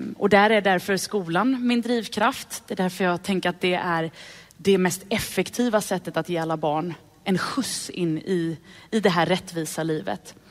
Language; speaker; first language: Swedish; early bilingual, other home language; Arabic